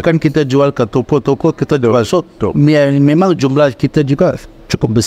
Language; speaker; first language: Indonesian; non-native, fluent; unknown